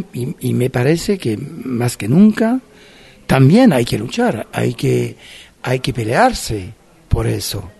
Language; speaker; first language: Spanish; non-native, fluent; French